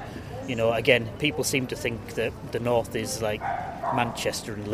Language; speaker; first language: English; native; English